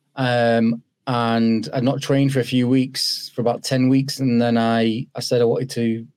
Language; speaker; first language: English; native; English